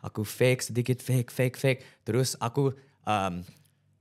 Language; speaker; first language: Indonesian; early bilingual, heritage; English